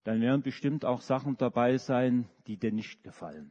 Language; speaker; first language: German; native; German